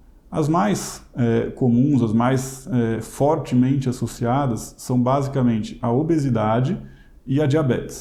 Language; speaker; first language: Portuguese; native; Portuguese